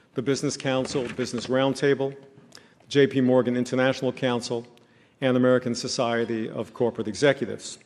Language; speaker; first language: English; native; English